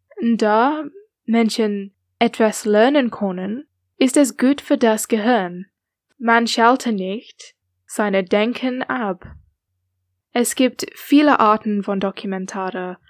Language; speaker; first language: German; non-native, learner; English